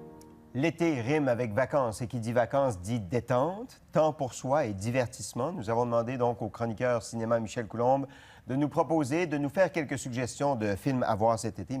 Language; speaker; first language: French; native; French